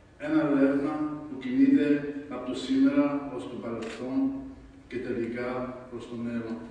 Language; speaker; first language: Greek; early bilingual, heritage; Greek